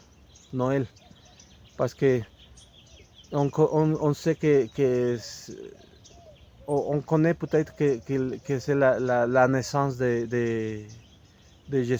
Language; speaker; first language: French; non-native, fluent; Spanish